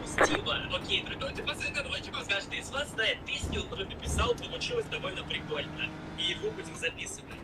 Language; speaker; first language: Russian; native; Russian